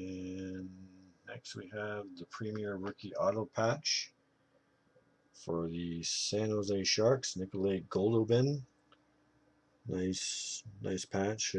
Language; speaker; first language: English; native; English